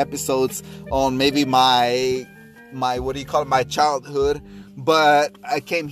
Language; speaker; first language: English; non-native, fluent; Spanish